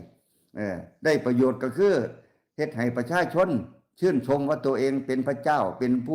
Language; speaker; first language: Thai; non-native, local second language; Lao